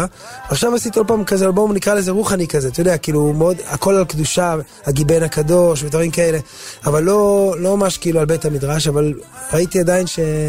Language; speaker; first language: Hebrew; native; Hebrew